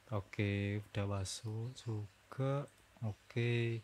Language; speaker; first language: English; non-native, learner; Indonesian